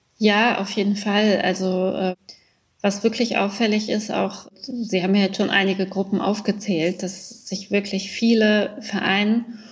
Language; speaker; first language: German; early bilingual, other home language; Persian